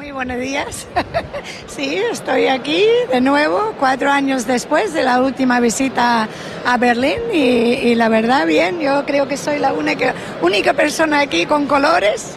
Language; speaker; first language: Spanish; non-native, fluent; English